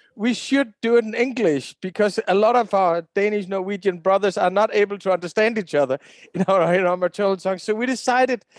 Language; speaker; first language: English; non-native, fluent; Danish